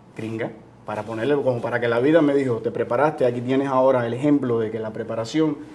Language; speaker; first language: Spanish; native; Spanish